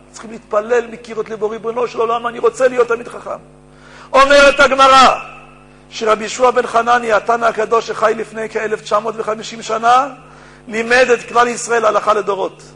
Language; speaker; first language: Hebrew; native; Hebrew